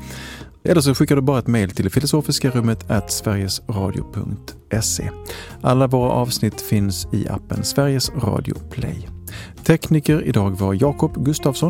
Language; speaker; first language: Swedish; native; Swedish